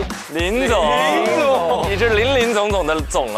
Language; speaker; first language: Chinese; native; Chinese